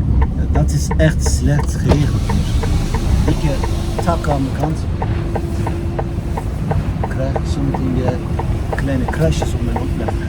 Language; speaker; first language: Dutch; non-native, fluent; Turkish